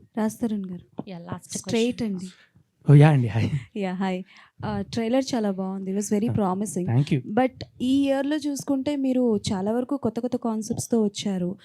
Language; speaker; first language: Telugu; native; Telugu